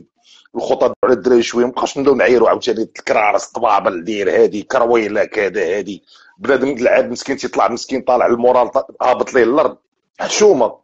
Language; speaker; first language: Arabic; native; Arabic